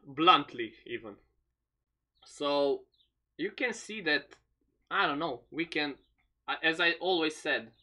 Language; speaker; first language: English; non-native, fluent; Romanian